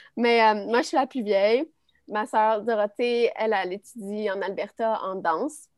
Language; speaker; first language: French; native; French